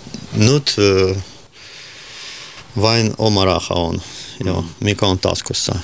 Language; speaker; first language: Finnish; non-native, learner; Russian